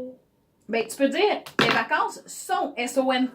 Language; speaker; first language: French; native; French